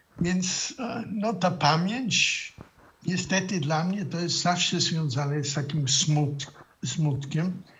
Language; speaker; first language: Polish; non-native, fluent; German